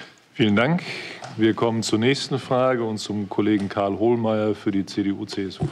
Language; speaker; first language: German; native; German